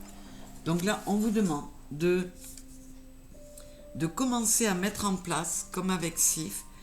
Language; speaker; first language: French; native; French